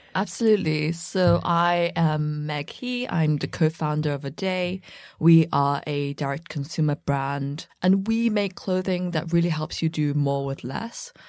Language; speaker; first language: English; native; English